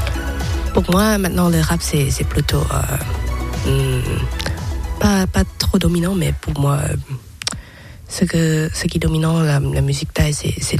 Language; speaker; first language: French; non-native, learner; Thai